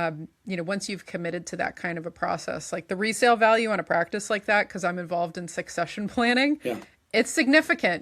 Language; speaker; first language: English; native; English